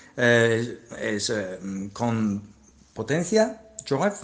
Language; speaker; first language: Spanish; non-native, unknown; English